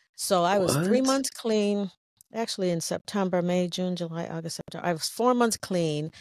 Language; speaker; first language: English; native; English